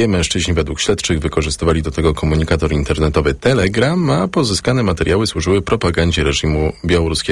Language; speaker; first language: Polish; native; Polish